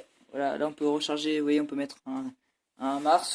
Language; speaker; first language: French; native; French